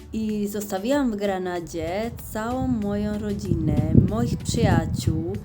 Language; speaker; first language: Polish; non-native, fluent; Spanish